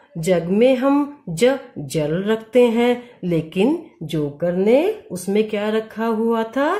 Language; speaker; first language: Hindi; native; Hindi